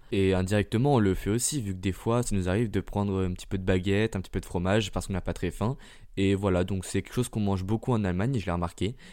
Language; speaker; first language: French; early bilingual, heritage; French